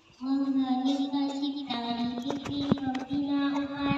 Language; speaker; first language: Indonesian; native; Indonesian